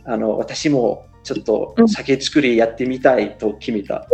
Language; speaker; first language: Japanese; non-native, fluent; English